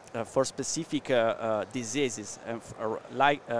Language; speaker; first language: English; non-native, learner; Italian